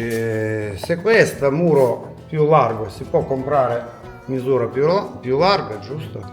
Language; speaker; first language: Italian; non-native, learner; Russian